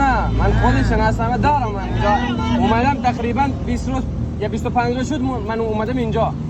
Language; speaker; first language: Persian; non-native, learner; Urdu